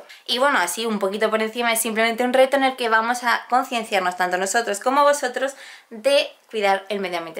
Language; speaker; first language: Spanish; native; Spanish